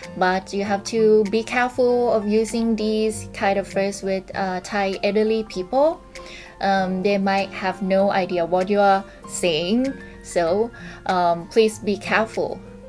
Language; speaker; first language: English; non-native, fluent; Thai